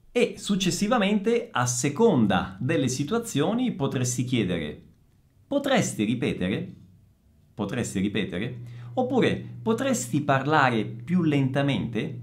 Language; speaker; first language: Italian; native; Italian